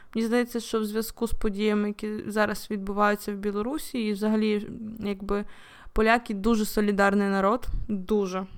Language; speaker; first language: Ukrainian; native; Ukrainian